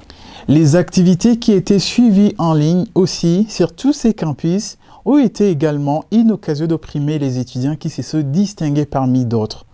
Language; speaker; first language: French; non-native, local second language; Rundi